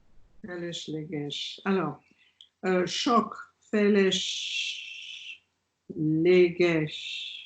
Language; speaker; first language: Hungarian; non-native, learner; French